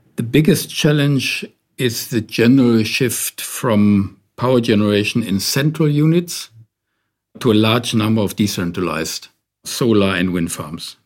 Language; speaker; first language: English; non-native, fluent; German